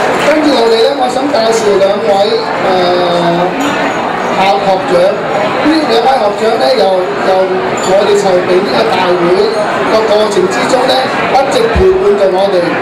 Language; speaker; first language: Chinese; early bilingual, heritage; Cantonese